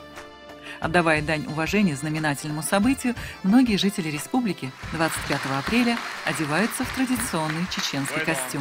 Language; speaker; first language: Russian; non-native, local second language; Chechen